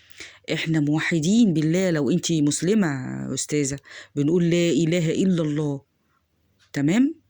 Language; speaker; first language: Arabic; native; Arabic